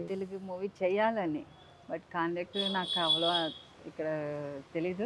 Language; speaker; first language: Telugu; non-native, local second language; Tamil